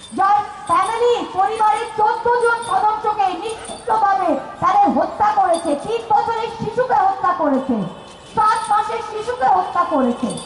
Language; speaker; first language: Bangla; native; Bangla